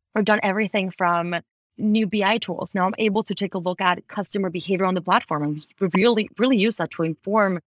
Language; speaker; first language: English; non-native, fluent; Spanish